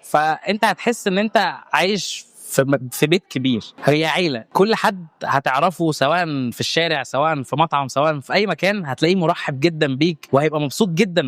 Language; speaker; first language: Arabic; native; Arabic